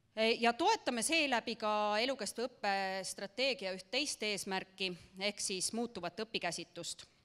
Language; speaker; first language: Estonian; native; Estonian